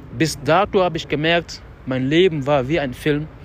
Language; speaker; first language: German; non-native, fluent; Wolof